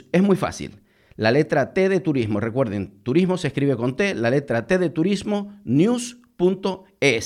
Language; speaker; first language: Spanish; native; Spanish